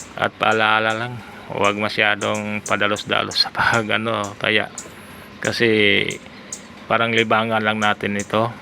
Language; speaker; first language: Filipino; non-native, local second language; Cebuano